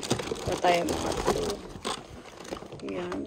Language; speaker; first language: Filipino; native; Filipino